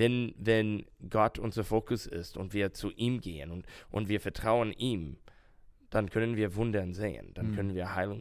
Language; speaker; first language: German; non-native, learner; English